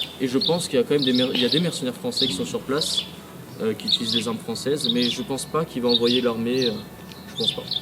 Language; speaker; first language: French; native; French